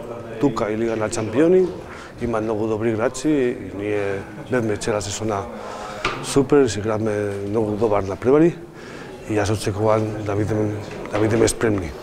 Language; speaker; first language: Macedonian; non-native, learner; Spanish